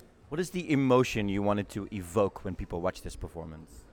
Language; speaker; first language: English; non-native, fluent; Dutch